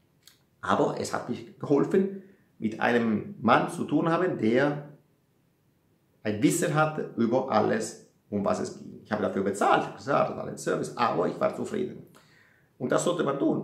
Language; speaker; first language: German; non-native, fluent; Italian